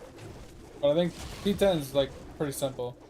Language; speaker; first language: English; native; English